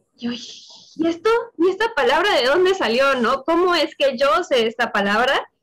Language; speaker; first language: Spanish; native; Spanish